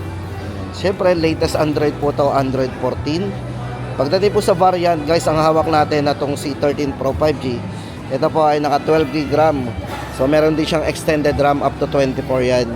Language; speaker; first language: Filipino; native; Filipino